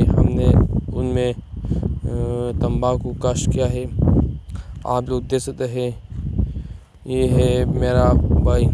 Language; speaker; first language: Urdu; non-native, local second language; Pashto